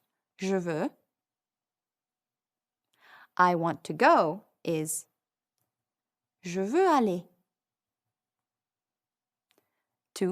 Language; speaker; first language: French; non-native, fluent; English